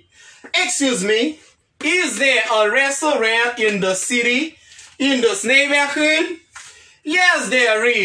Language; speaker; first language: English; non-native, fluent; Haitian Creole